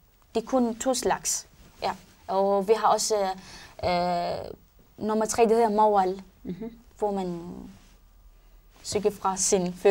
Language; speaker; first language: Danish; non-native, learner; Arabic